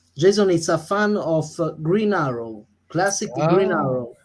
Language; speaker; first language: English; non-native, learner; Italian